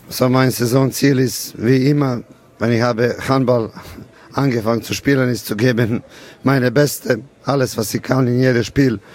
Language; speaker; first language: German; non-native, learner; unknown